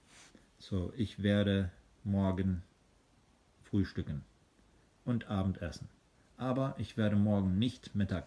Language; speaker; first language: German; non-native, fluent; English